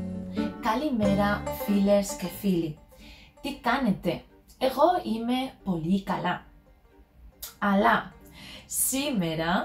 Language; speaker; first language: Greek; non-native, learner; English